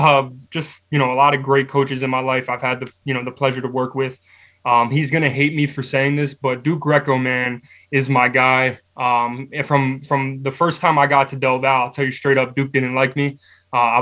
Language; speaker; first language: English; native; English